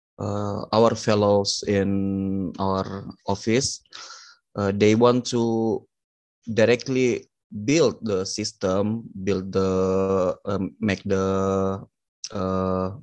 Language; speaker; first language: English; non-native, learner; Indonesian